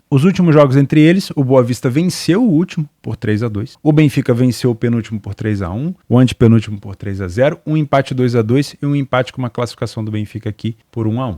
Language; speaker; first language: Portuguese; native; Portuguese